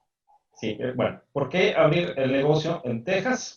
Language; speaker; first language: Spanish; native; Spanish